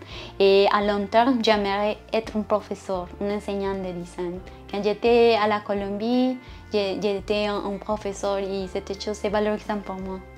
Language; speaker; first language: French; non-native, learner; Spanish